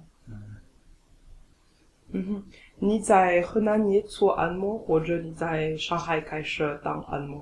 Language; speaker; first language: Chinese; non-native, learner; French